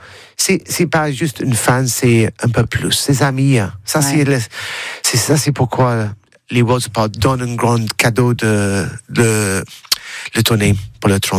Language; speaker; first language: French; non-native, learner; English